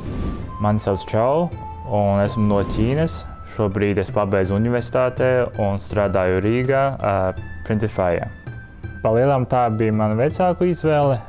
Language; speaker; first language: Latvian; early bilingual, other home language; Chinese